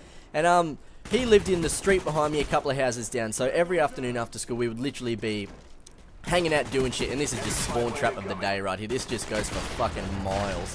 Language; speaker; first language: English; native; English